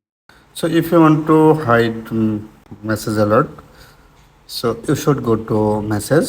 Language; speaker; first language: English; non-native, learner; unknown